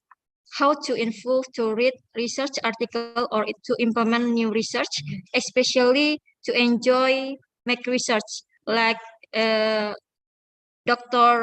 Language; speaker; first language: English; non-native, learner; Indonesian